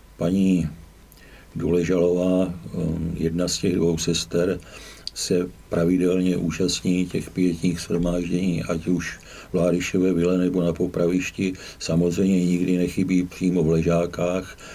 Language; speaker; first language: Czech; native; Czech